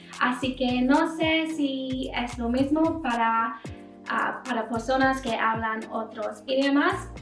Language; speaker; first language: Spanish; non-native, learner; English